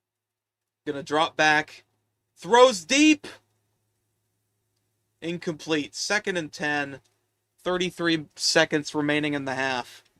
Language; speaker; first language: English; native; English